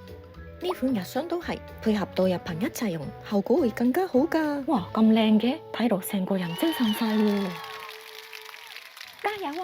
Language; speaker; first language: Cantonese; non-native, fluent; Japanese